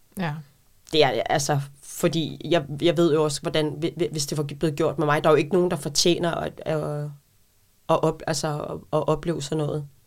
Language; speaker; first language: Danish; native; Danish